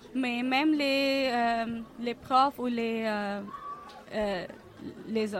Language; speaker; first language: French; non-native, fluent; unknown